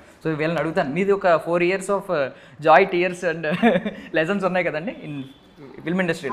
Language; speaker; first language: Telugu; native; Telugu